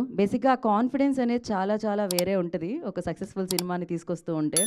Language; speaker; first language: Telugu; native; Telugu